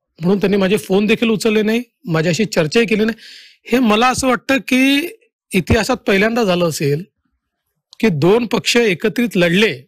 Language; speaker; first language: Marathi; native; Marathi